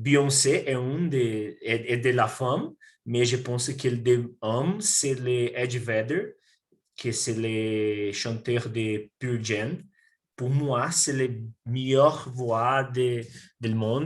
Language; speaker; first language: French; non-native, learner; Portuguese